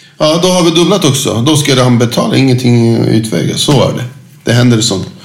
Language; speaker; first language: Swedish; non-native, fluent; Turkish